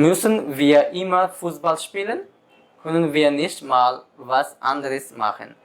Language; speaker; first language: German; non-native, fluent; Bangla